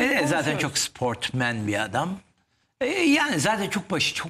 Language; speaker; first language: Turkish; native; Turkish